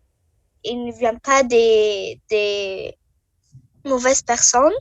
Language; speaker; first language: French; non-native, learner; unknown